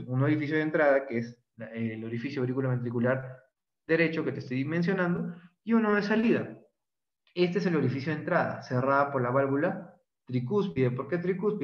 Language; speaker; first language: Spanish; native; Spanish